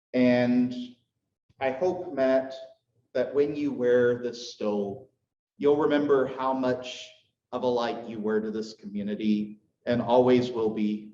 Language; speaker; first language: English; native; English